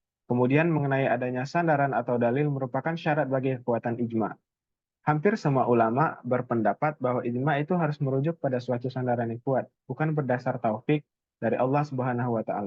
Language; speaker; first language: Indonesian; native; Indonesian